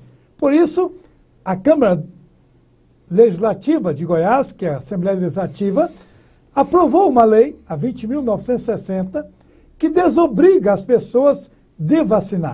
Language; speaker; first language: Portuguese; native; Portuguese